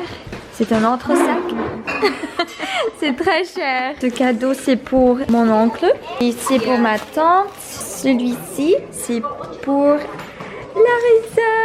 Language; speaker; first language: French; non-native, learner; English